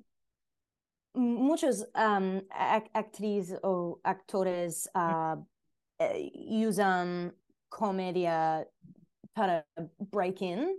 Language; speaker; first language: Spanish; non-native, learner; English